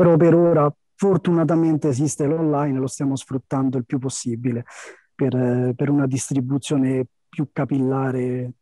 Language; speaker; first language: Italian; native; Italian